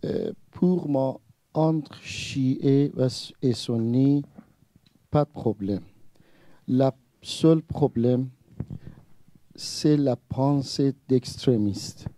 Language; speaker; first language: French; non-native, learner; Persian